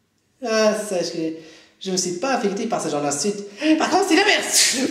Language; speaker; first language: French; native; French